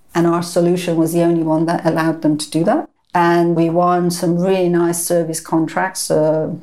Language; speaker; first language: English; non-native, fluent; Persian